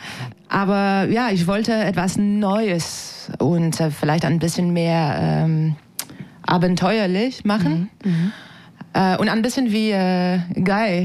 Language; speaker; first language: German; non-native, fluent; French